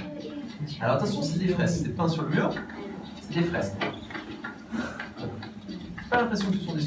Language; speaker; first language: French; native; French